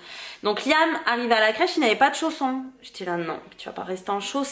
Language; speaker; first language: French; native; French